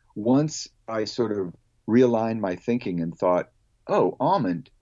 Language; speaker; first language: English; native; English